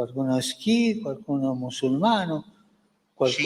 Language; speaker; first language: Italian; non-native, fluent; Spanish